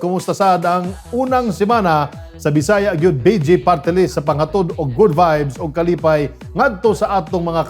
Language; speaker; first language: Cebuano; native; Cebuano